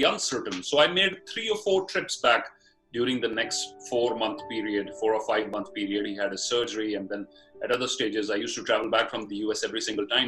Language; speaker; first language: English; non-native, local second language; Punjabi